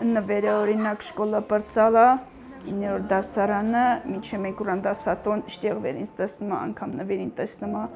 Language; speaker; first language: Armenian; native; Armenian